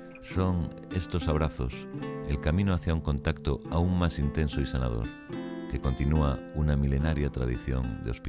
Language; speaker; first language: Spanish; native; Spanish